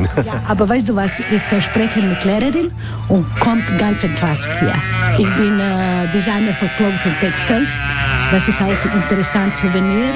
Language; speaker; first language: German; non-native, learner; Croatian